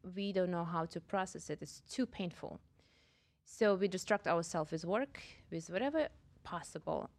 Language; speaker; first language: English; non-native, fluent; Russian